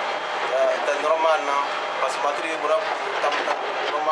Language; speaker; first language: Russian; non-native, learner; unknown